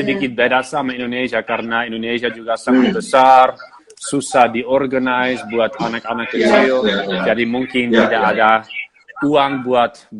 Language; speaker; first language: Indonesian; non-native, fluent; Dutch